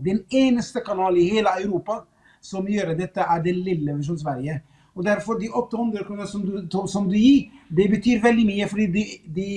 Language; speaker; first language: Swedish; non-native, fluent; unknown